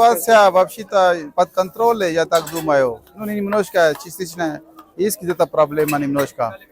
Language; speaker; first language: Russian; non-native, learner; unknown